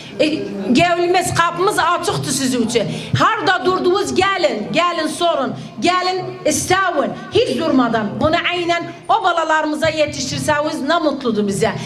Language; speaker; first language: Turkish; non-native, learner; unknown